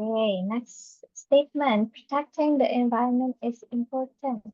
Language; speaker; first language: English; non-native, fluent; Indonesian